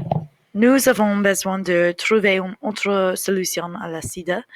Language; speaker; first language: French; non-native, learner; English